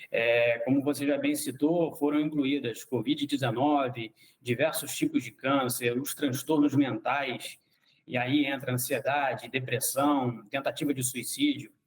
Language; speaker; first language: Portuguese; native; Portuguese